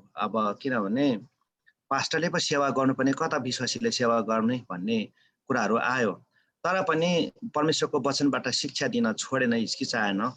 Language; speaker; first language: Nepali; native; Nepali